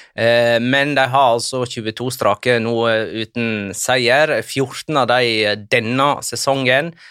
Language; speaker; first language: Norwegian; native; Norwegian